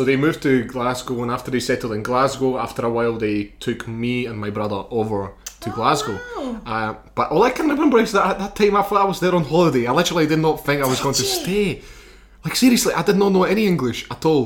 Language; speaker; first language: English; early bilingual, other home language; Slovak